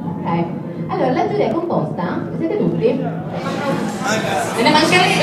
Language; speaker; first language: Italian; native; Italian